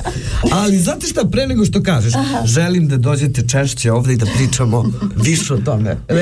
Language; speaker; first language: Serbian; native; Serbian